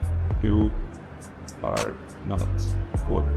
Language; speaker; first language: English; non-native, learner; Indonesian